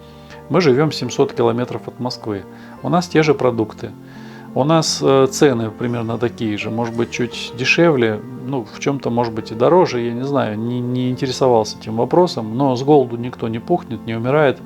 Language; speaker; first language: Russian; native; Russian